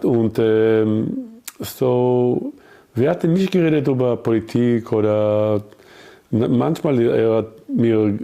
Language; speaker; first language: German; non-native, learner; Hebrew